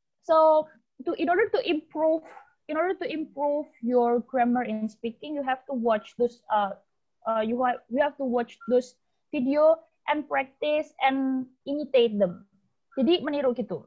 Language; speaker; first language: English; non-native, fluent; Indonesian